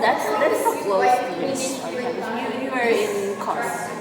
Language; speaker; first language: English; non-native, learner; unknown